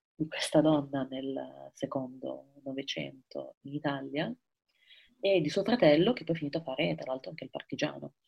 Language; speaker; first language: Italian; native; Italian